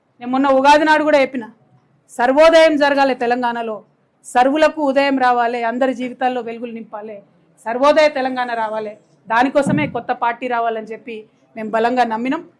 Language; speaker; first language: Telugu; native; Telugu